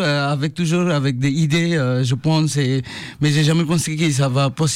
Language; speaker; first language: French; non-native, learner; Bangla